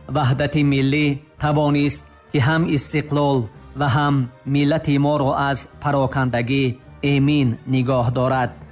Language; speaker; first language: Tajik; native; Tajik